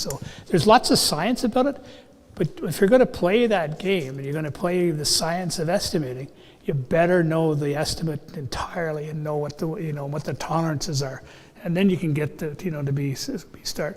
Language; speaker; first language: English; native; English